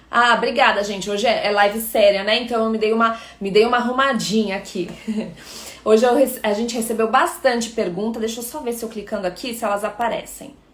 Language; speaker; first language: Portuguese; native; Portuguese